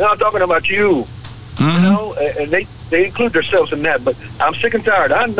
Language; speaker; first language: English; native; English